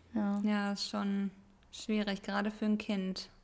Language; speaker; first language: German; early bilingual, other home language; Russian